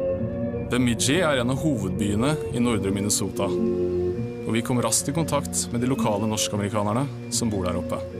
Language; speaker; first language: Norwegian; native; Norwegian